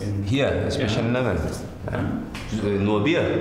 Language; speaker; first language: German; non-native, learner; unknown